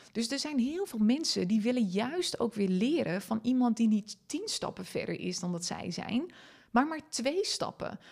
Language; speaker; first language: Dutch; non-native, local second language; Western Frisian